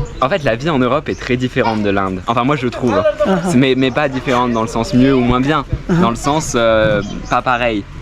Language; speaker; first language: French; native; French